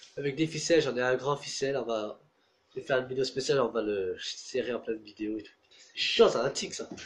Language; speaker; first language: French; native; French